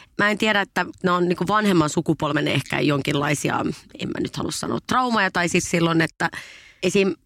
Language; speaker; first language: Finnish; non-native, local second language; Swedish